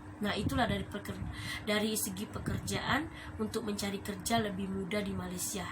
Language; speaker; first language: Indonesian; native; Indonesian